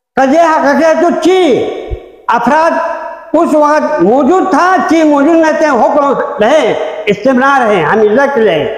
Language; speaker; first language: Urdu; non-native, local second language; Balti